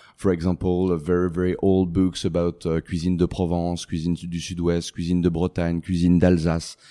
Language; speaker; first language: English; non-native, fluent; French